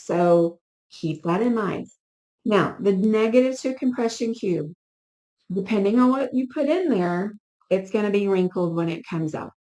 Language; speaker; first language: English; native; English